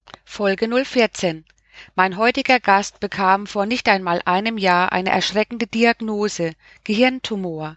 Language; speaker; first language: German; native; German